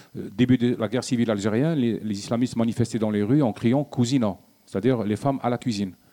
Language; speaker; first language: French; non-native, local second language; Arabic